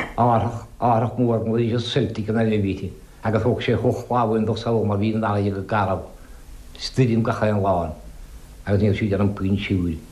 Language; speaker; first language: Irish; native; Irish